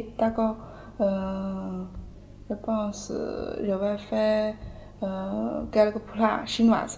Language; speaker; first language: French; non-native, learner; Chinese